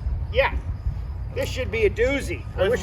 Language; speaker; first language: English; native; English